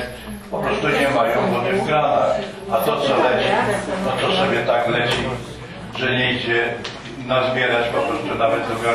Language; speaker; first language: Polish; native; Polish